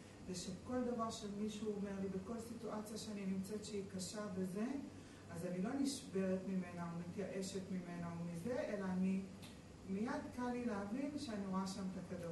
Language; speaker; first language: Hebrew; native; Hebrew